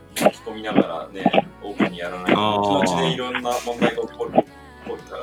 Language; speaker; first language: Japanese; native; Japanese